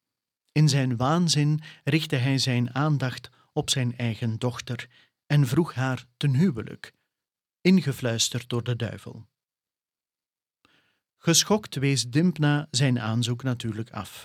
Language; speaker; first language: Dutch; native; Dutch